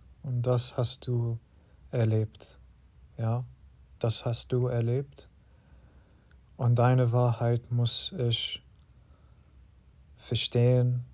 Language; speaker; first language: German; non-native, fluent; Arabic